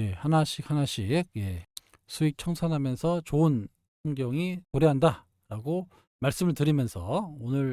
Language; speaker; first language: Korean; native; Korean